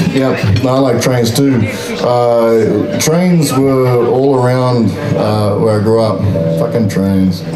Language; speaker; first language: English; native; English